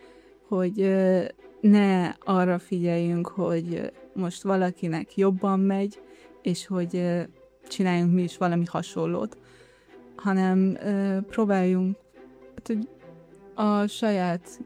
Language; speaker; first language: Hungarian; early bilingual, heritage; Hungarian